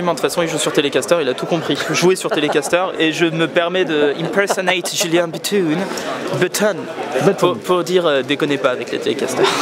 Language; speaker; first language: French; native; French